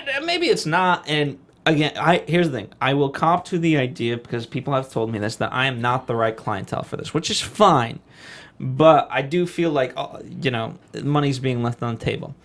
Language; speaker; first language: English; native; English